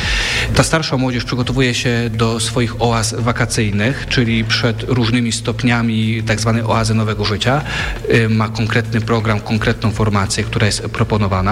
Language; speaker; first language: Polish; native; Polish